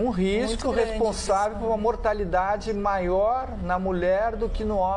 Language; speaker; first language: Portuguese; native; Portuguese